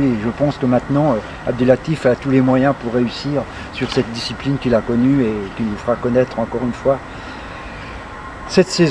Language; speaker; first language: French; native; French